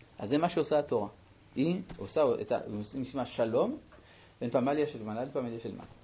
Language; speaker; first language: Hebrew; native; Hebrew